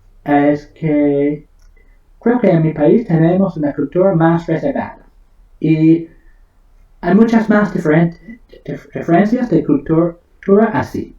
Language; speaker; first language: Spanish; non-native, fluent; English